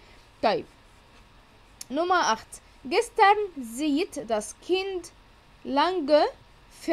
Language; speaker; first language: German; non-native, fluent; Arabic